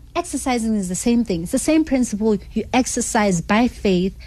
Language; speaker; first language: English; non-native, local second language; Zulu